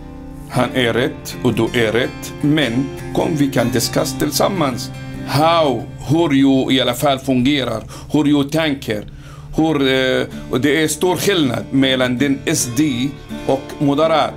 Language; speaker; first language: Swedish; non-native, learner; Arabic